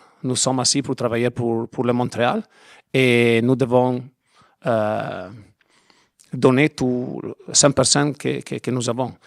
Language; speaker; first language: French; non-native, learner; Italian